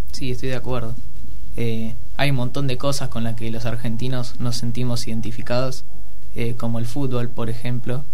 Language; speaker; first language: Spanish; native; Spanish